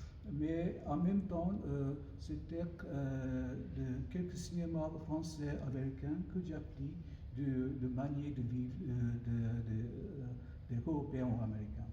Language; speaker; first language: French; non-native, learner; Japanese